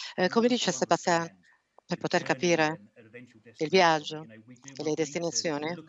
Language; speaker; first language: Italian; non-native, fluent; German